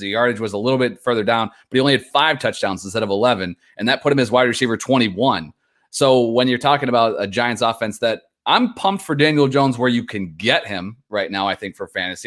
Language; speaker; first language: English; native; English